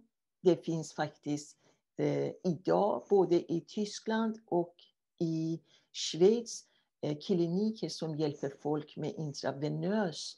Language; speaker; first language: Swedish; non-native, fluent; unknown